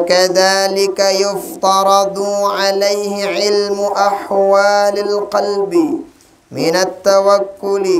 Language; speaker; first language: Arabic; non-native, fluent; Indonesian